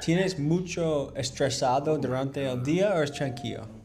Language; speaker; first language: Spanish; non-native, learner; English